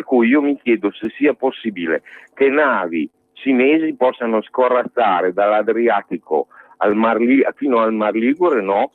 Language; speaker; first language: Italian; native; Italian